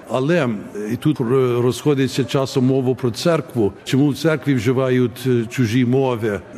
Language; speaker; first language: Ukrainian; early bilingual, heritage; Ukrainian